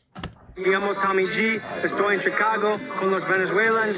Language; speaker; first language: Spanish; non-native, learner; English